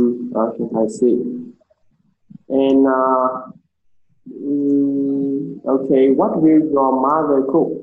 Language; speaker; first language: English; non-native, learner; Vietnamese